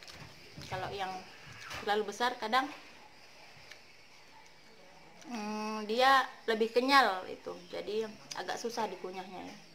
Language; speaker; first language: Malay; non-native, local second language; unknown